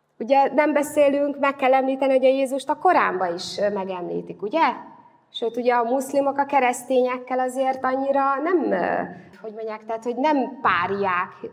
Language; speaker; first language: Hungarian; native; Hungarian